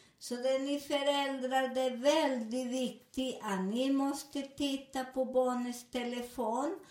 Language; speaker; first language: Swedish; non-native, learner; Spanish